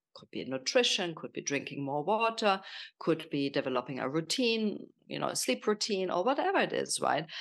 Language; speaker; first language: English; non-native, fluent; German